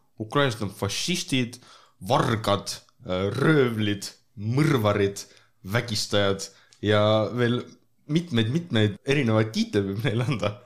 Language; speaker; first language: Estonian; native; Estonian